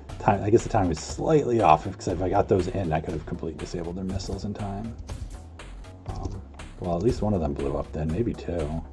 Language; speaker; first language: English; native; English